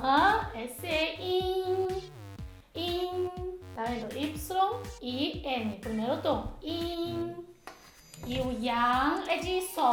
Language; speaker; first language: Portuguese; non-native, fluent; Chinese